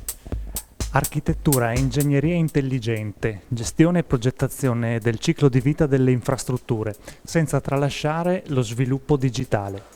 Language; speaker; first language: Italian; native; Italian